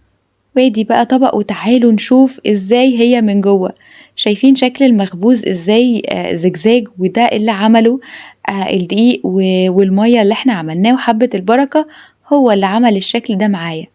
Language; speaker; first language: Arabic; native; Arabic